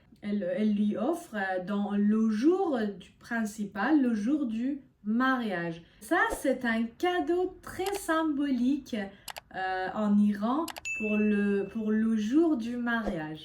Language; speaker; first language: French; non-native, fluent; Persian